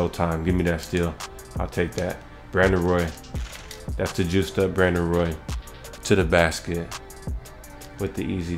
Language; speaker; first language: English; native; English